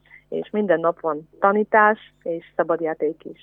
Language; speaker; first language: Hungarian; non-native, fluent; Ukrainian